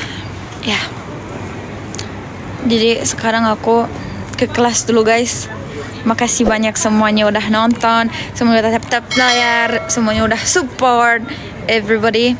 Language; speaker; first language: Indonesian; non-native, learner; Turkish